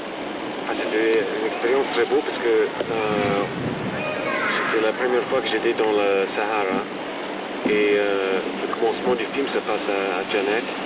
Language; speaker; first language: French; non-native, fluent; Italian